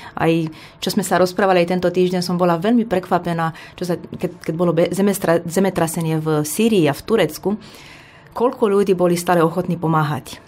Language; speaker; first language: Slovak; non-native, fluent; Romanian